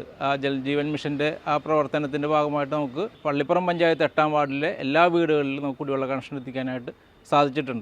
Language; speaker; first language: Malayalam; native; Malayalam